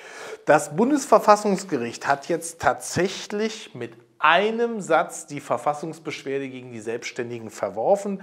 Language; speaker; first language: German; native; German